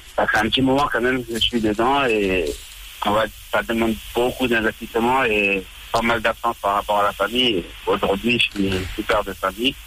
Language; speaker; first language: French; early bilingual, other home language; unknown